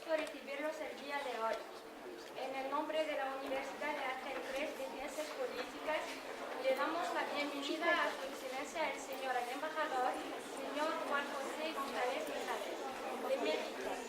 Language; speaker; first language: Spanish; non-native, fluent; Arabic